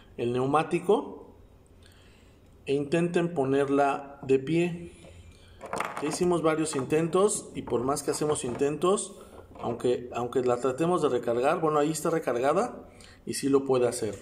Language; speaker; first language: Spanish; native; Spanish